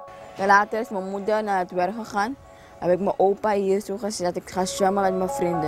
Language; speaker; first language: Dutch; non-native, local second language; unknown